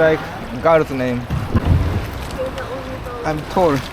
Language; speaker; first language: English; non-native, fluent; Japanese